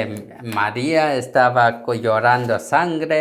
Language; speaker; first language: Spanish; non-native, learner; Korean